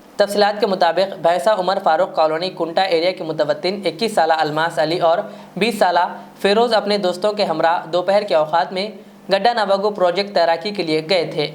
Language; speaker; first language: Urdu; native; Urdu